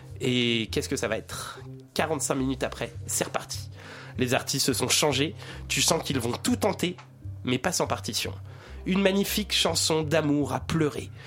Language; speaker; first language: French; native; French